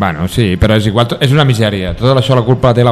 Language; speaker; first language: Catalan; native; Catalan